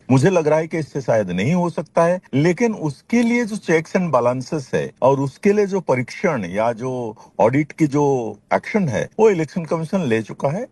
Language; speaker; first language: Hindi; non-native, local second language; Odia